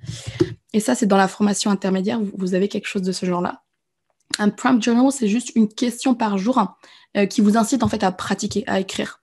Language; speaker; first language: French; native; French